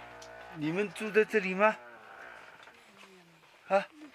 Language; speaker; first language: Chinese; native; Chinese